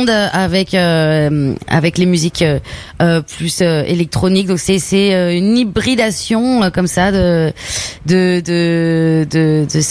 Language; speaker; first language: French; native; French